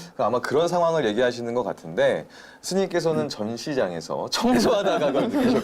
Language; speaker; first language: Korean; native; Korean